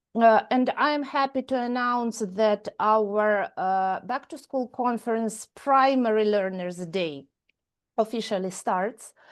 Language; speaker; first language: English; non-native, fluent; Ukrainian